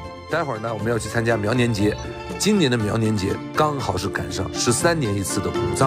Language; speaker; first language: Chinese; native; Chinese